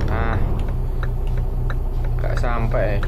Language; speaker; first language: Indonesian; native; Indonesian